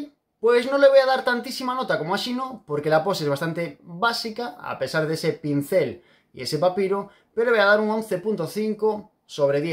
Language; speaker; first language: Spanish; native; Spanish